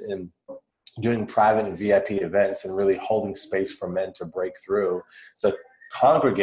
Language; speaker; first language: English; native; English